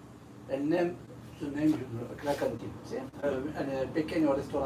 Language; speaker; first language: Spanish; non-native, learner; French